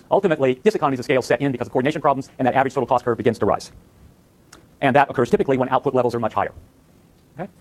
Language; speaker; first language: English; native; English